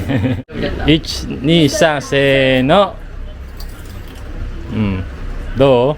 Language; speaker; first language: Japanese; non-native, learner; Filipino